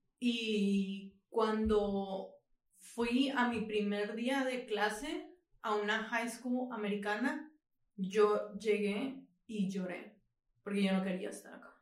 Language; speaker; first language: Spanish; native; Spanish